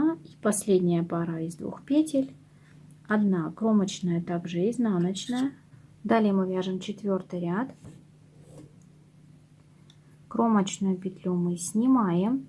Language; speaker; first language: Russian; native; Russian